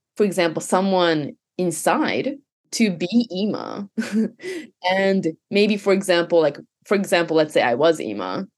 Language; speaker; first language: English; non-native, fluent; Japanese